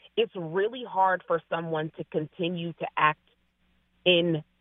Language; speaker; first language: English; native; English